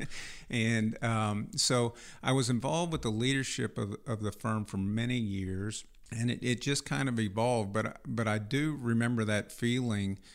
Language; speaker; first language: English; native; English